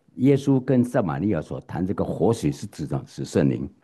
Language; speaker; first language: Chinese; native; Chinese